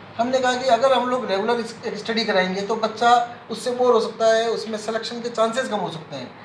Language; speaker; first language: Hindi; native; Hindi